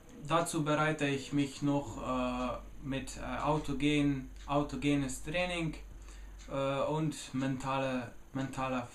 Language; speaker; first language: German; non-native, fluent; Slovenian